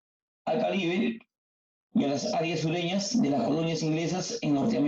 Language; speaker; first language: Spanish; native; Spanish